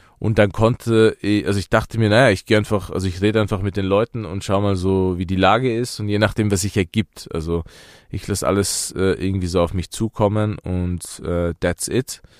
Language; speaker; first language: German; early bilingual, other home language; Persian